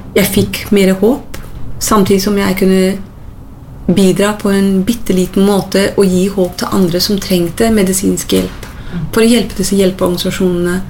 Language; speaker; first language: Norwegian; non-native, fluent; English